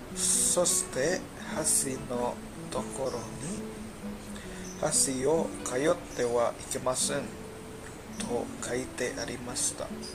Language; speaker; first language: Japanese; non-native, learner; Indonesian